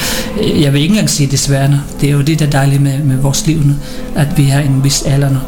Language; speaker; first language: Danish; non-native, fluent; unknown